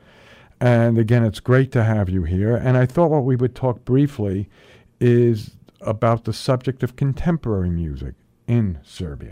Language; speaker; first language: English; native; English